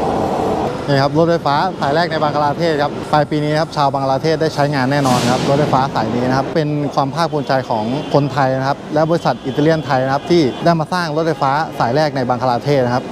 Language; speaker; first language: Thai; native; Thai